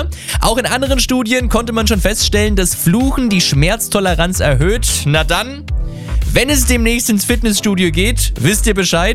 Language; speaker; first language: German; native; German